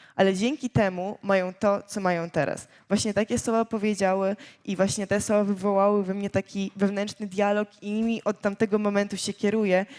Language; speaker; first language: Polish; early bilingual, other home language; Ukrainian